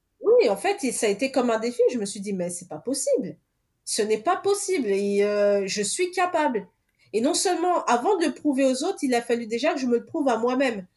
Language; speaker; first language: French; early bilingual, other home language; Portuguese